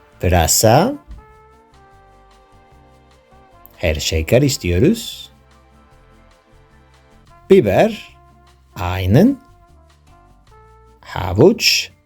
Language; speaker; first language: Turkish; non-native, learner; Spanish